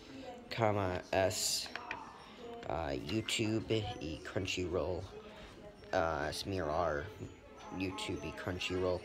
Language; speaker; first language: Spanish; non-native, learner; English